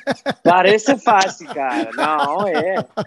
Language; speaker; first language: Portuguese; non-native, fluent; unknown